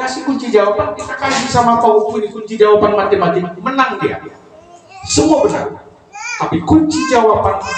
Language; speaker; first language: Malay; non-native, local second language; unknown